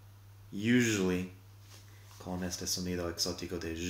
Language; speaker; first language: Spanish; non-native, fluent; English